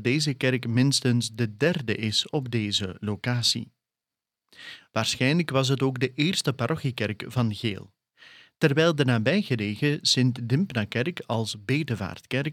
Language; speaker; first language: Dutch; native; Dutch